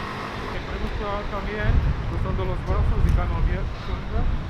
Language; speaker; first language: Spanish; non-native, fluent; English